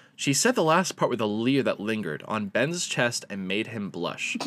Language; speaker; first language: English; native; English